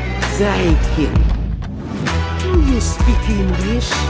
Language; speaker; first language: English; non-native, fluent; Russian